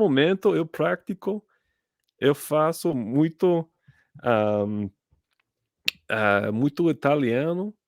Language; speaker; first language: Portuguese; non-native, learner; English